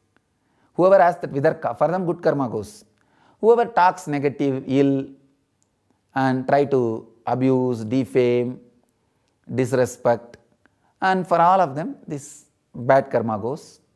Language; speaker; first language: English; non-native, local second language; Tamil